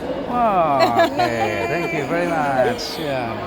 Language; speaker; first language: English; non-native, learner; Indonesian